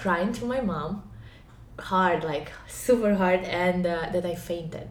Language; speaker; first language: English; non-native, fluent; Ukrainian